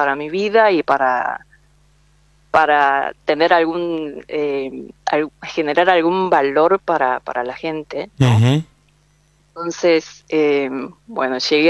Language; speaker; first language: Spanish; non-native, fluent; Korean